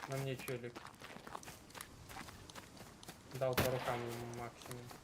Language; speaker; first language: Russian; native; Russian